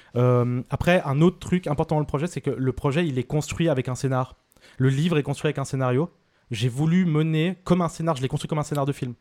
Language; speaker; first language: French; early bilingual, other home language; Spanish